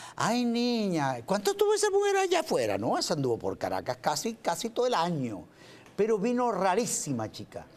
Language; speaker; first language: Spanish; native; Spanish